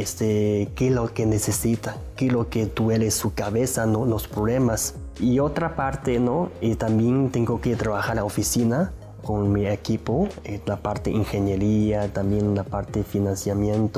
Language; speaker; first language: Spanish; non-native, learner; Chinese